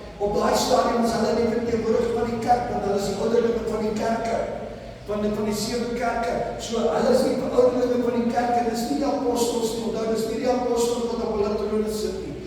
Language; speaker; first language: Afrikaans; non-native, local second language; English